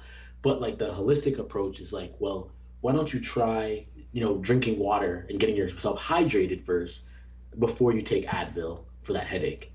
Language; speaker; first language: English; native; English